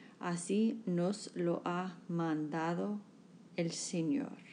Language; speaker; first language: Spanish; non-native, learner; English